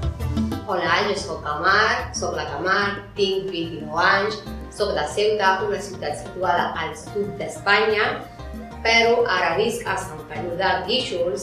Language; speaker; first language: Catalan; non-native, learner; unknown